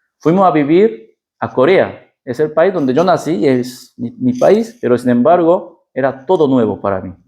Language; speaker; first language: Spanish; early bilingual, other home language; Korean